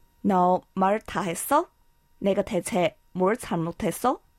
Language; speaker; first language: Korean; non-native, fluent; Chinese